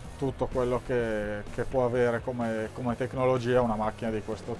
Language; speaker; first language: Italian; native; Italian